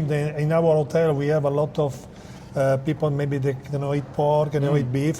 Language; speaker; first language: English; non-native, fluent; Italian